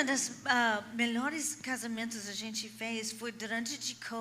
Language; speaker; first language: Portuguese; non-native, fluent; English